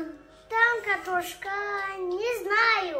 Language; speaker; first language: Russian; early bilingual, other home language; Tajik